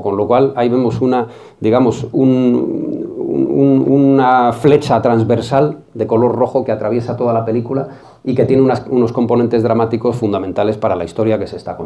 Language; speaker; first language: Spanish; native; Spanish